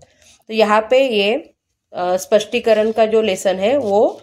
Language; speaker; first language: Hindi; non-native, local second language; Marathi